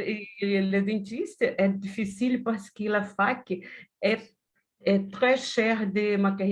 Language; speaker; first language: French; non-native, learner; Portuguese